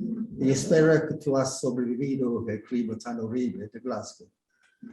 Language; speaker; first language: Spanish; non-native, fluent; English